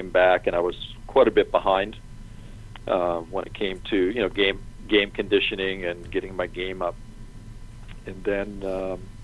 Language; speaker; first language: English; native; English